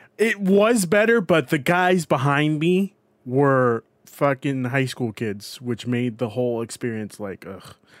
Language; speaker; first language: English; native; English